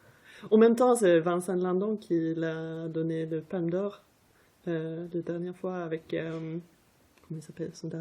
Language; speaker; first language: French; non-native, fluent; Swedish